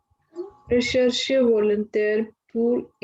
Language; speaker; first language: French; non-native, learner; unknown